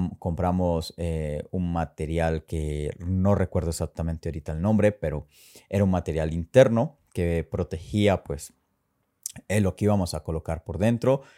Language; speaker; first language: Spanish; native; Spanish